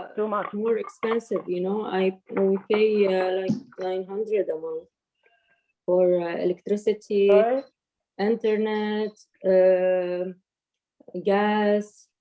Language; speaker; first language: English; non-native, learner; Arabic